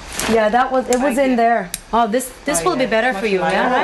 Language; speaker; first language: English; non-native, fluent; Korean